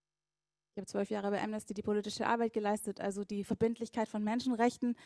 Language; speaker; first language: German; native; German